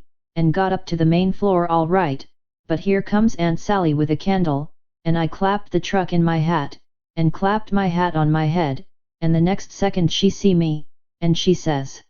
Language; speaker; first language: English; native; English